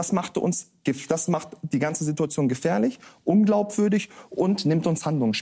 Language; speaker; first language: German; native; German